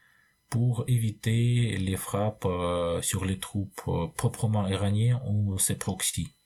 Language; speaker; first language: French; non-native, fluent; Russian